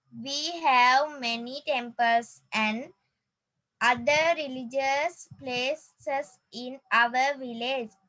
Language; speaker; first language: English; non-native, learner; Sinhala